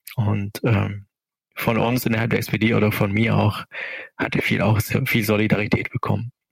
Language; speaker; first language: German; non-native, fluent; Arabic